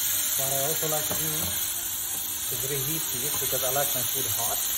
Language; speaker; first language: English; non-native, local second language; Filipino